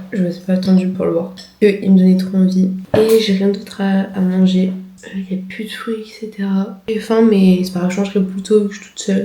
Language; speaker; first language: French; native; French